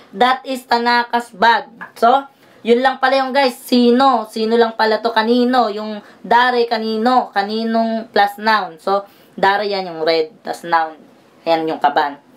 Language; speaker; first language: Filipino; native; Filipino